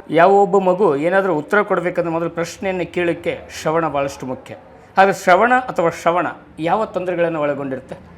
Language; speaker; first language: Kannada; native; Kannada